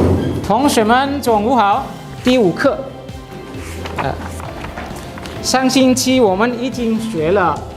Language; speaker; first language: Chinese; non-native, fluent; Indonesian